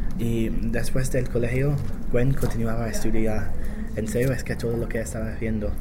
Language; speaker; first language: Spanish; non-native, learner; English